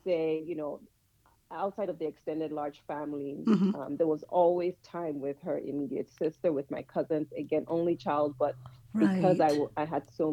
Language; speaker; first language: English; non-native, local second language; Yoruba